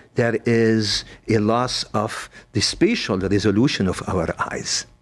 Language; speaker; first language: English; non-native, fluent; Arabic